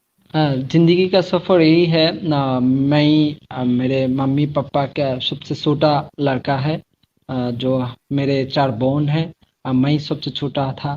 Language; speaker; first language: Hindi; non-native, learner; Bangla